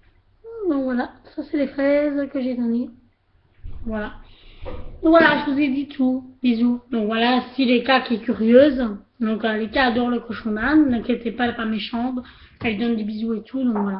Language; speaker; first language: French; native; French